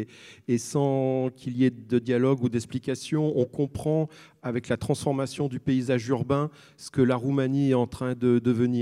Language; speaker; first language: French; native; French